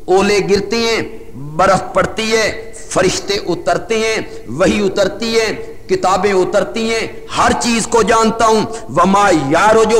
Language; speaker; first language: Urdu; non-native, local second language; Punjabi